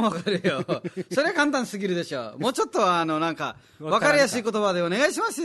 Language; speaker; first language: Japanese; non-native, fluent; Nepali